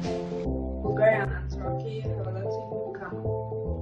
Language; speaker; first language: English; non-native, fluent; Turkish